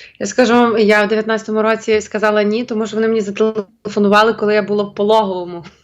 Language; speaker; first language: Ukrainian; native; Ukrainian